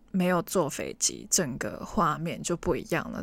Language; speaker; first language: Chinese; non-native, local second language; Cantonese